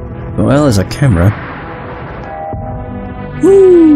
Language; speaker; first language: English; native; English